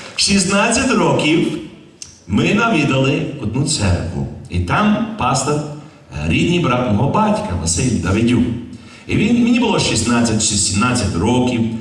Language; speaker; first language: Ukrainian; early bilingual, heritage; Ukrainian